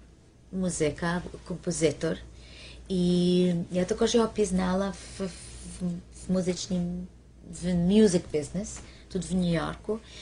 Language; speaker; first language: Ukrainian; early bilingual, heritage; Ukrainian